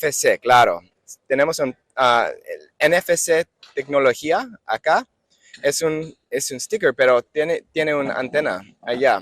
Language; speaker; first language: Spanish; non-native, learner; English